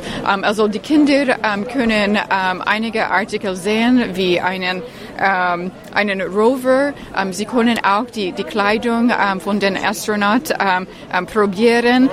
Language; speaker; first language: German; non-native, learner; English